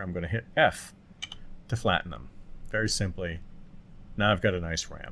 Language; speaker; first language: English; native; English